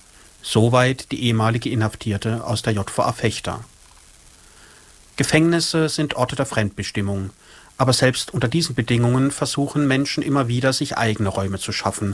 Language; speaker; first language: German; native; German